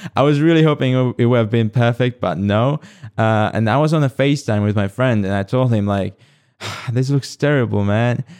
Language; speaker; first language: English; non-native, fluent; Slovak